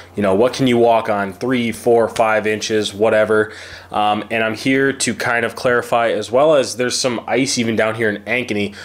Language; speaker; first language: English; native; English